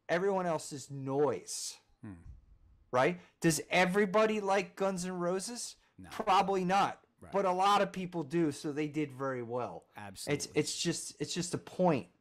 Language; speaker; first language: English; native; English